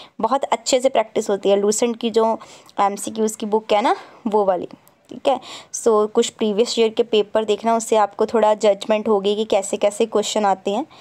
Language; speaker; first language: Hindi; non-native, local second language; Punjabi